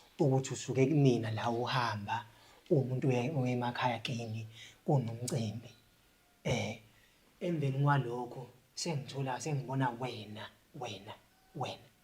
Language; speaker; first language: Zulu; native; Zulu